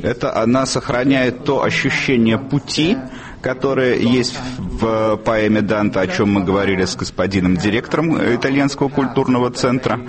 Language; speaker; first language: Russian; native; Russian